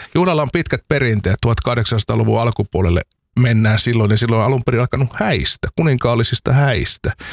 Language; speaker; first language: Finnish; native; Finnish